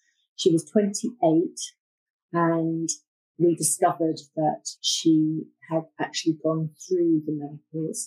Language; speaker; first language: English; native; English